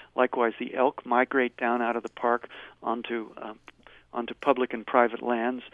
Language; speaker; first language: English; native; English